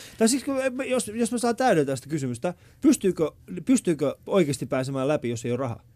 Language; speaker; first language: Finnish; early bilingual, other home language; Persian